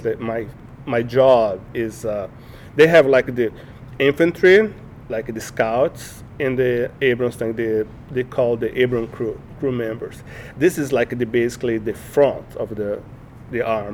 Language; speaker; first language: English; non-native, learner; Portuguese